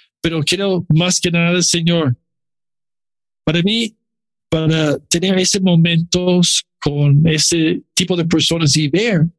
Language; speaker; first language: Spanish; non-native, learner; English